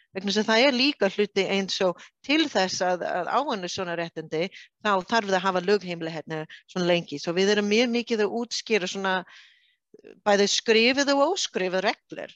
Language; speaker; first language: Icelandic; non-native, fluent; English